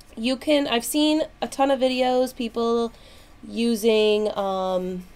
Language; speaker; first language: English; native; English